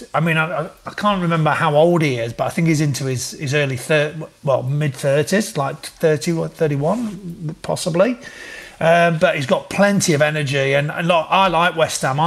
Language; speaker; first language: English; native; English